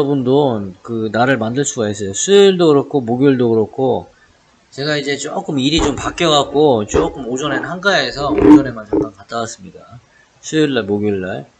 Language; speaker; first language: Korean; native; Korean